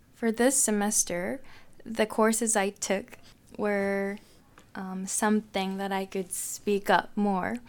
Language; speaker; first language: English; non-native, fluent; Japanese